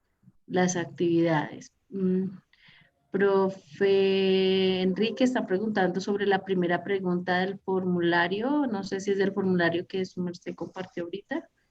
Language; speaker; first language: Spanish; native; Spanish